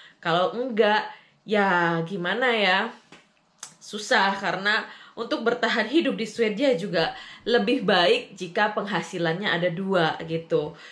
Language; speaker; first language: Indonesian; native; Indonesian